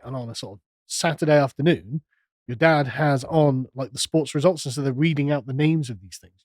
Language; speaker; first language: English; native; English